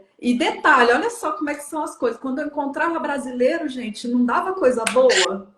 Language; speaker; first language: Portuguese; native; Portuguese